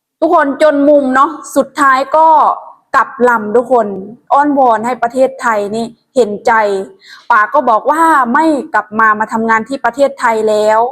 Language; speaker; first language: Thai; non-native, local second language; Lao